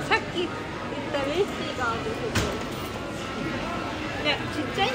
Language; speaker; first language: Japanese; native; Japanese